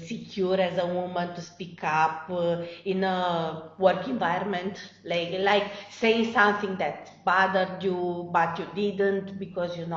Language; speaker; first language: English; non-native, fluent; Romanian